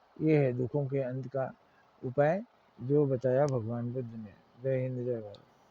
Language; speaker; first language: Hindi; native; Hindi